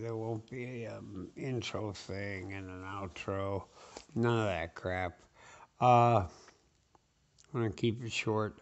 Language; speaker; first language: English; native; English